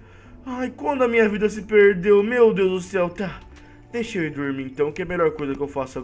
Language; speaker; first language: Portuguese; native; Portuguese